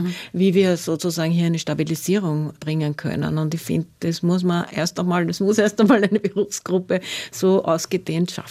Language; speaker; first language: German; native; German